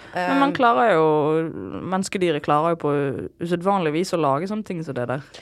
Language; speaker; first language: Norwegian; native; Norwegian